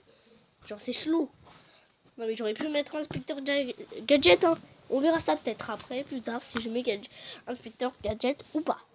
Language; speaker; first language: French; native; French